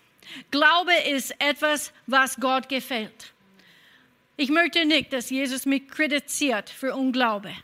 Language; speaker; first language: German; non-native, fluent; English